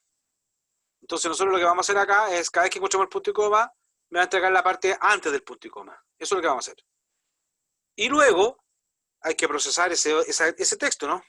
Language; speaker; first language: Spanish; native; Spanish